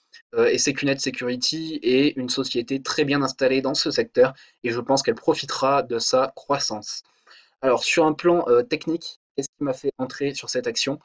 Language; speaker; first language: French; native; French